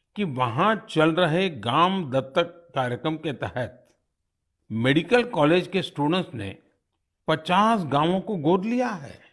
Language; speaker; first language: Hindi; non-native, local second language; Gujarati